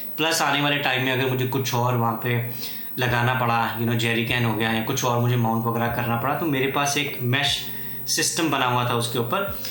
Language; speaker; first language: Hindi; native; Hindi